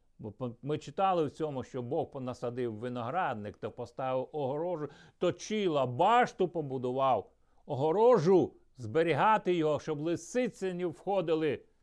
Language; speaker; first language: Ukrainian; early bilingual, other home language; Russian